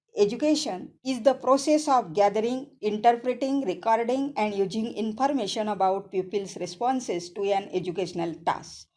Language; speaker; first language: English; non-native, local second language; Marathi